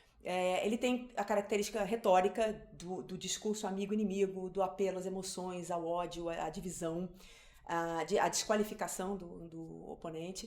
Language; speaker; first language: Portuguese; native; Portuguese